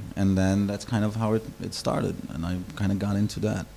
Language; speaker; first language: English; non-native, fluent; German